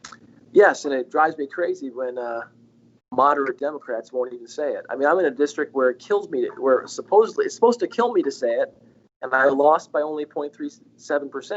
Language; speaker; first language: English; native; English